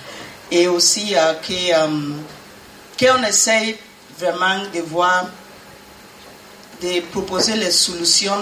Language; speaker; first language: French; non-native, learner; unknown